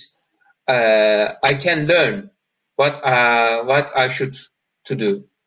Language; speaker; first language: English; non-native, learner; Turkish